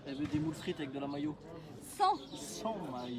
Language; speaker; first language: French; native; French